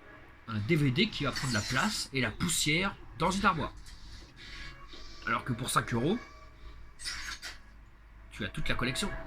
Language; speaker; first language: French; native; French